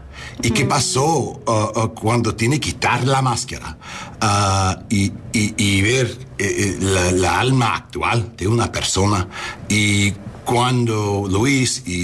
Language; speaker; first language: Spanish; non-native, learner; English